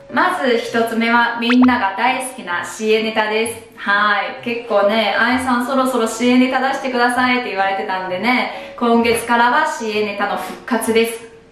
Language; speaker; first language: Japanese; non-native, fluent; Chinese